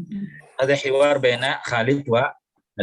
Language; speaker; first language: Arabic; non-native, fluent; Indonesian